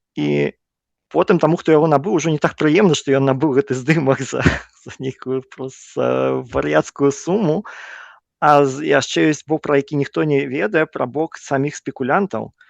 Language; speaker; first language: Belarusian; non-native, local second language; Russian